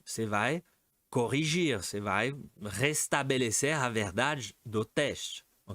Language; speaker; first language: Portuguese; non-native, fluent; French